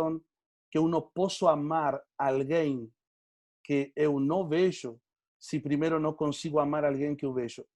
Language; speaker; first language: Portuguese; non-native, learner; Spanish